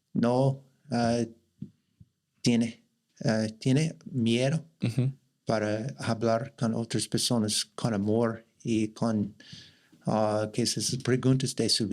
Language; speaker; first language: Spanish; non-native, learner; English